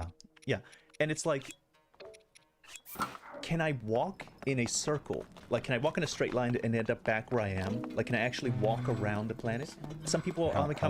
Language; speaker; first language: English; native; English